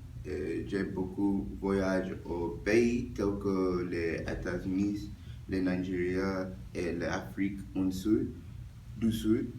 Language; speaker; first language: French; non-native, learner; English